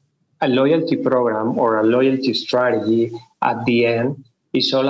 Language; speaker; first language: English; non-native, fluent; Spanish